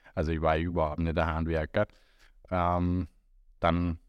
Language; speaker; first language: German; non-native, fluent; Romanian